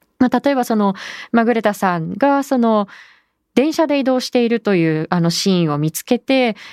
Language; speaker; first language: Japanese; native; Japanese